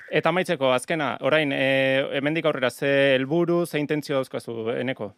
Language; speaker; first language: Basque; native; Basque